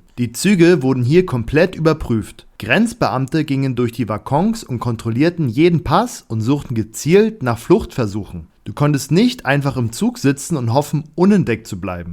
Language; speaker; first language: German; native; German